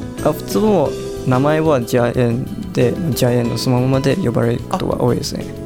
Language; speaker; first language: Japanese; non-native, fluent; Chinese